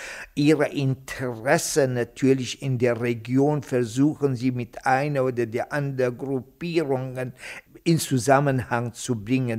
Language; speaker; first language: German; non-native, fluent; Kurdish